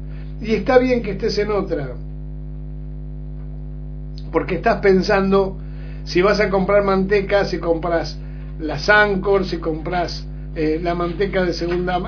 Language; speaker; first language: Spanish; native; Spanish